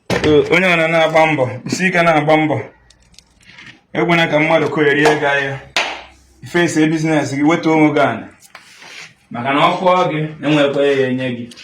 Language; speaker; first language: Igbo; native; Igbo